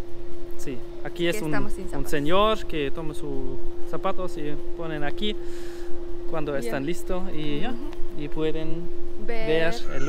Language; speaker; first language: Spanish; non-native, learner; German